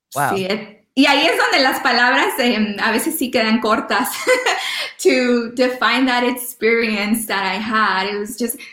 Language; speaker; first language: English; early bilingual, other home language; Spanish